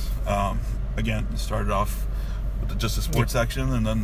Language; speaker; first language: English; early bilingual, other home language; Urdu